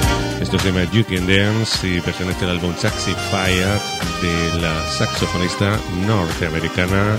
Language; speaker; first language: Spanish; native; Spanish